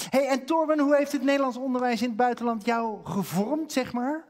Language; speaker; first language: Dutch; native; Dutch